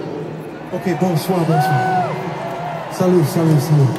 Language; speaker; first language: French; non-native, learner; English